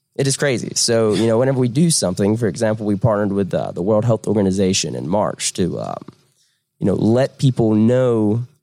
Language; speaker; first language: English; native; English